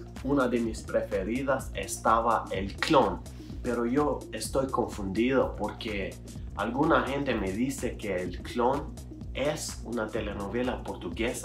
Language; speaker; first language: Spanish; non-native, learner; Albanian